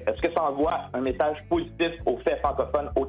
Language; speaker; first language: French; native; French